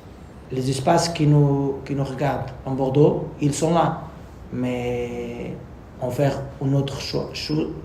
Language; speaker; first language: French; non-native, learner; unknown